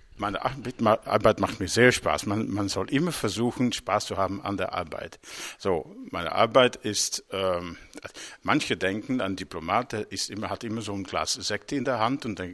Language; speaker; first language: German; non-native, local second language; Dutch